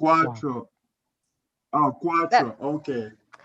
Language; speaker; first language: Spanish; non-native, learner; English